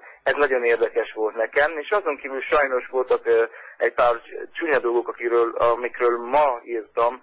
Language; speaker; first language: Hungarian; early bilingual, heritage; Hungarian